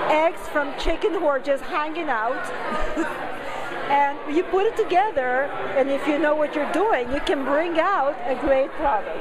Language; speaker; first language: English; non-native, fluent; Spanish